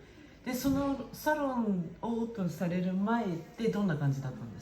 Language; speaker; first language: Japanese; native; Japanese